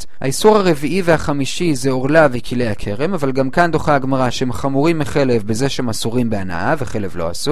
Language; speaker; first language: Hebrew; native; Hebrew